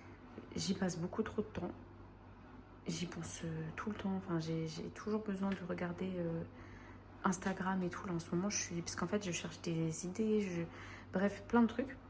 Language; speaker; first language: French; native; French